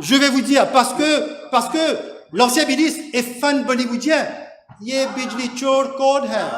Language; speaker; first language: French; non-native, local second language; Morisyen